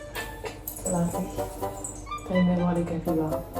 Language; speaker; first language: French; native; French